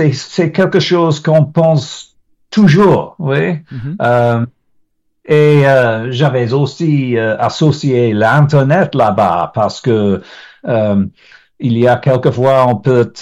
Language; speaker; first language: French; non-native, learner; English